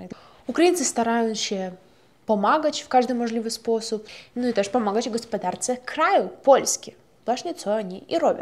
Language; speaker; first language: Polish; non-native, fluent; Ukrainian